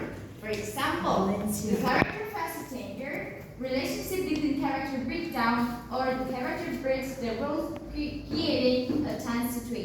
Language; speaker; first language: English; non-native, learner; Indonesian